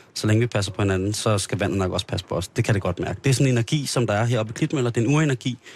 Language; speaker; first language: Danish; native; Danish